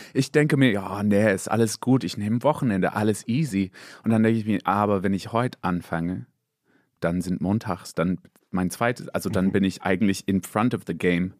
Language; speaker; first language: German; non-native, fluent; English